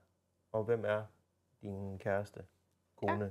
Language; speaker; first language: Danish; native; Danish